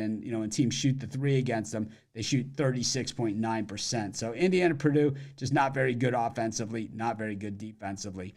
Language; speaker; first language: English; native; English